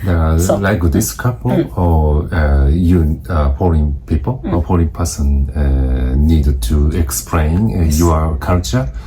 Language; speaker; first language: English; non-native, learner; Japanese